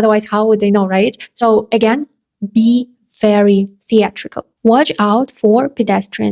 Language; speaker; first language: English; non-native, fluent; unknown